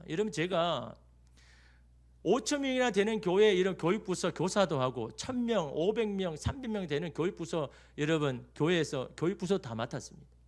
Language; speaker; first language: Korean; native; Korean